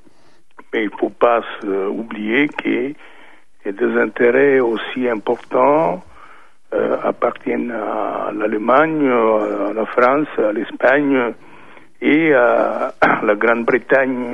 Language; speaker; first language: French; non-native, fluent; Italian